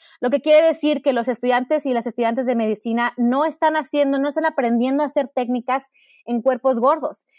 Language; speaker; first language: Spanish; native; Spanish